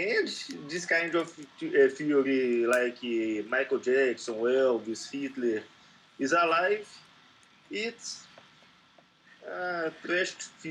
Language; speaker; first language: English; non-native, learner; Portuguese